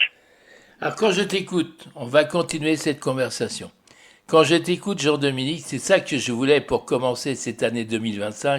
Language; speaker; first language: French; native; French